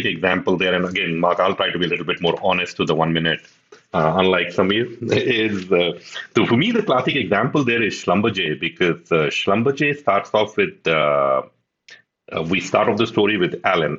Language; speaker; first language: English; non-native, local second language; Hindi